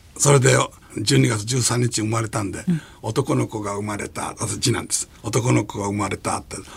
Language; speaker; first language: Japanese; native; Japanese